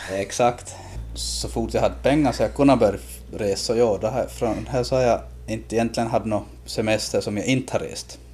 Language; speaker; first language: Swedish; native; Swedish